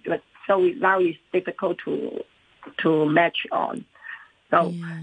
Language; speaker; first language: English; non-native, local second language; Cantonese